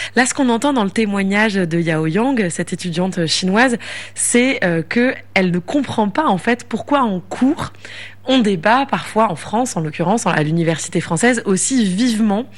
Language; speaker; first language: French; native; French